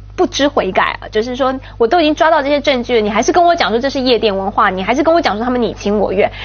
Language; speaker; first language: Chinese; native; Chinese